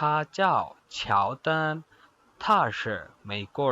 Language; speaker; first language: Chinese; non-native, fluent; Urdu